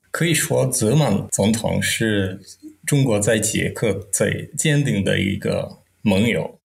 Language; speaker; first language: Chinese; non-native, fluent; Czech